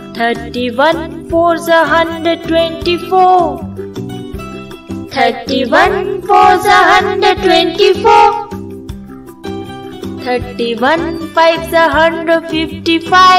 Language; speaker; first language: English; non-native, local second language; Hindi